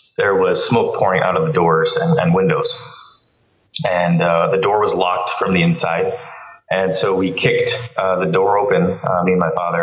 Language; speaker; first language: English; early bilingual, other home language; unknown